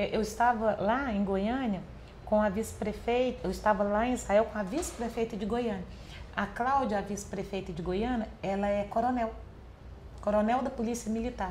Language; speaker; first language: Portuguese; native; Portuguese